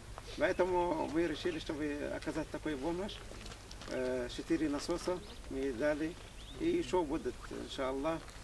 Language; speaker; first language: Russian; non-native, fluent; Arabic